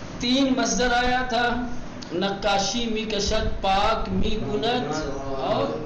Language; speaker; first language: Persian; non-native, fluent; Urdu